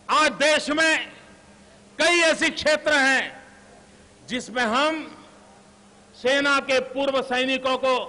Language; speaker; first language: Hindi; non-native, local second language; Gujarati